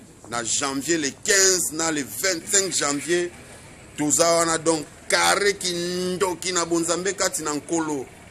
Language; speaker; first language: French; non-native, local second language; Lingala